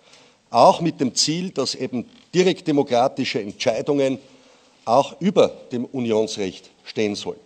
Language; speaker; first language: German; native; German